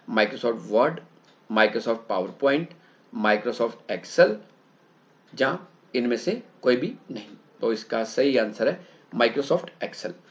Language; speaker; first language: Hindi; non-native, local second language; Punjabi